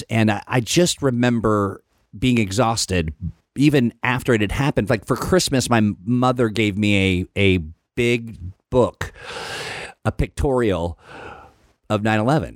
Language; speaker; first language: English; native; English